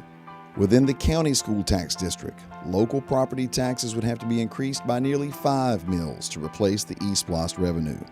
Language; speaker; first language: English; native; English